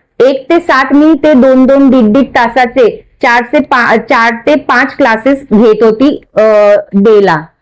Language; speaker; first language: Marathi; non-native, local second language; Kachhi